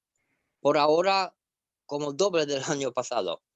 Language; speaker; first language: Spanish; non-native, fluent; Romanian